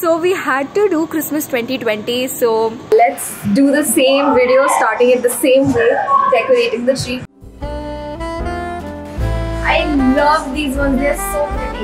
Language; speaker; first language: English; non-native, local second language; Hindi